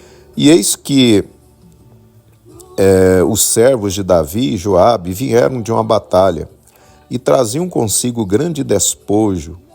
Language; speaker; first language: Portuguese; native; Portuguese